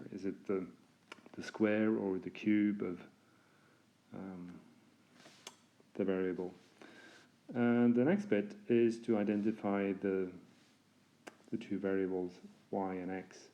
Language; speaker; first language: English; non-native, fluent; Norwegian